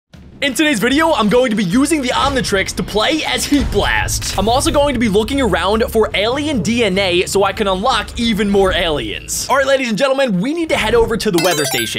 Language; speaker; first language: English; native; English